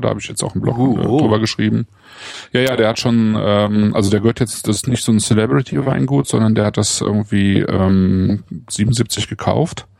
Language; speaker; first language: German; native; German